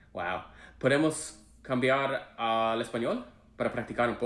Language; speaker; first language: Spanish; non-native, learner; English